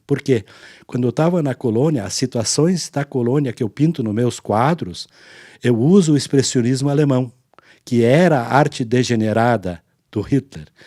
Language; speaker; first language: Portuguese; non-native, local second language; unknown